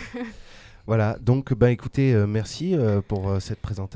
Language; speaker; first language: French; native; French